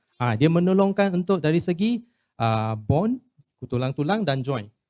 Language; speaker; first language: Malay; non-native, local second language; Cantonese